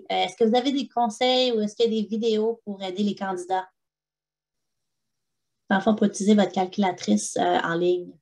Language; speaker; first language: French; native; French